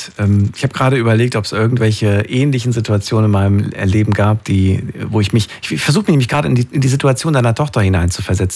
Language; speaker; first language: German; native; German